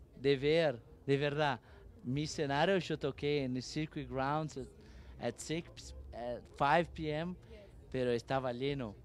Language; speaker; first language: Spanish; non-native, learner; Portuguese